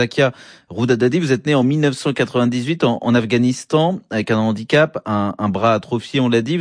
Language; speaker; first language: French; native; French